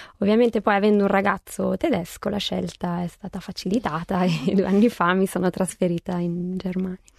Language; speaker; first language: Italian; native; Italian